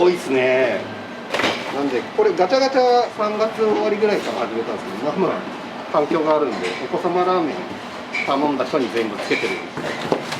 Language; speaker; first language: Japanese; native; Japanese